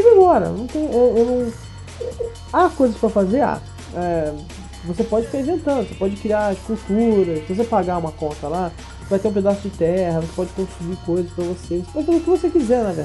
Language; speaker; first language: Portuguese; native; Portuguese